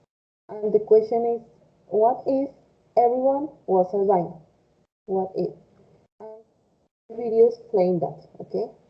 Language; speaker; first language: English; non-native, fluent; Spanish